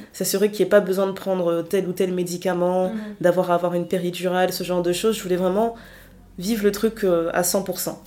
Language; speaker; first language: French; early bilingual, other home language; Lingala